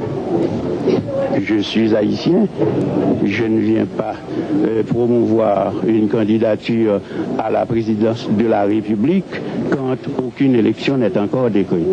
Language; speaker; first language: French; non-native, local second language; Haitian Creole